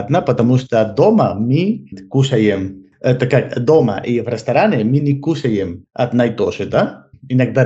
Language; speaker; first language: Russian; non-native, learner; Spanish